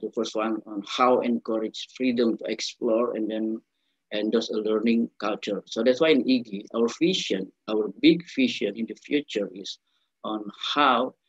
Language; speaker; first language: English; non-native, learner; Indonesian